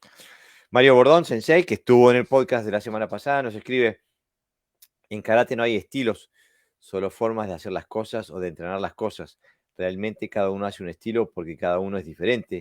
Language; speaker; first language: Spanish; native; Spanish